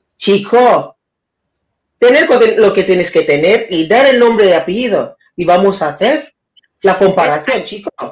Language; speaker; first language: Spanish; non-native, fluent; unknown